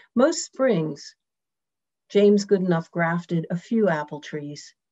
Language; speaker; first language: English; native; English